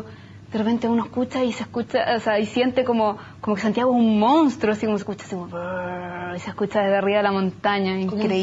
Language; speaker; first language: Spanish; native; Spanish